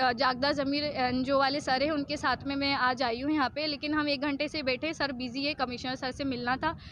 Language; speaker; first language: Hindi; native; Hindi